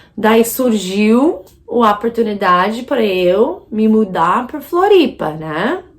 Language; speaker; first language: Portuguese; non-native, fluent; English